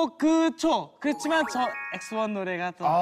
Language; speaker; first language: Korean; native; Korean